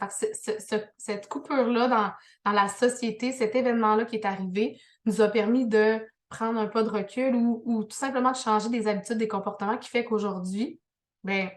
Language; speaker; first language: French; native; French